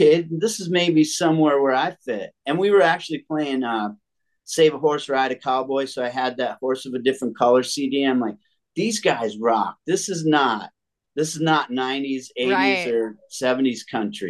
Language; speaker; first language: English; native; English